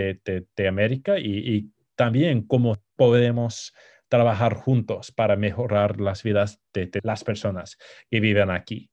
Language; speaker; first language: Spanish; non-native, fluent; English